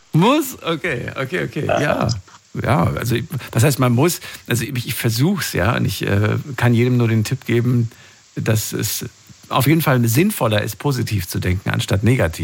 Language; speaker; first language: German; native; German